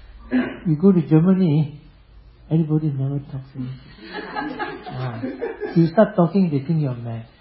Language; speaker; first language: English; non-native, local second language; Chinese